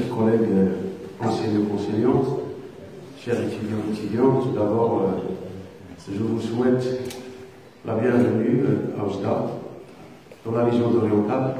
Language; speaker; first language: French; non-native, local second language; Arabic